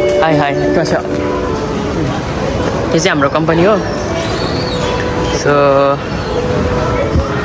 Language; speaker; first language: Japanese; non-native, fluent; Nepali